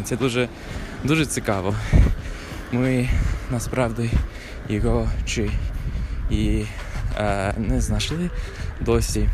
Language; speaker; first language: Ukrainian; non-native, fluent; English